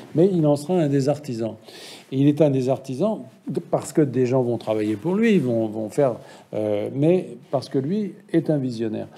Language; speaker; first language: French; native; French